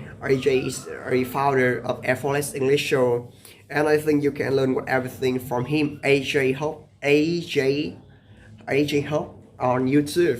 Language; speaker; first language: English; non-native, learner; Vietnamese